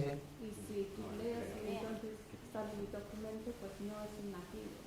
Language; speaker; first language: Spanish; non-native, fluent; English